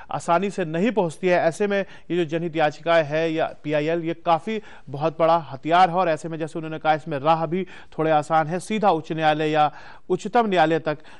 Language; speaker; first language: Hindi; native; Hindi